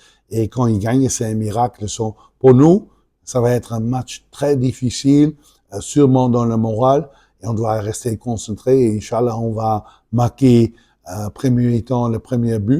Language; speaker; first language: French; non-native, local second language; Dutch